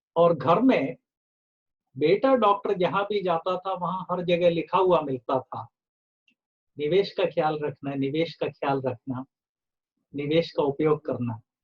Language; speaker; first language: Hindi; native; Hindi